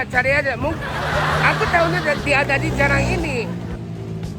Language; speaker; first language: Indonesian; non-native, fluent; Japanese